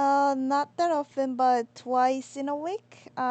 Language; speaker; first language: English; non-native, learner; Korean